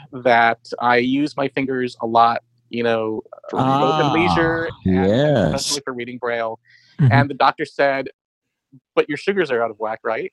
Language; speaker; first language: English; native; English